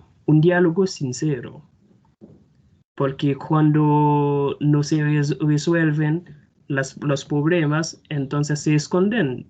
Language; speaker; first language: Spanish; non-native, fluent; Haitian Creole